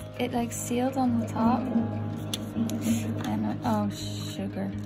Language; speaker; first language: English; native; English